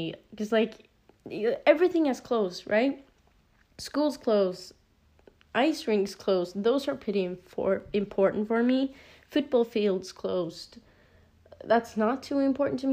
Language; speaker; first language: English; non-native, fluent; Norwegian